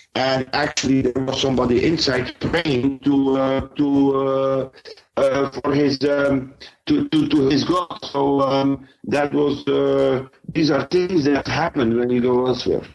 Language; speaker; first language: English; non-native, fluent; Dutch